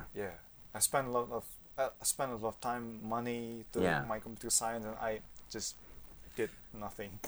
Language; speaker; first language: English; non-native, fluent; Indonesian